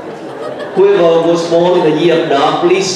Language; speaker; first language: English; non-native, fluent; Vietnamese